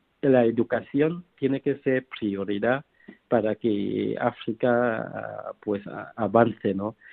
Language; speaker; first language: Spanish; non-native, fluent; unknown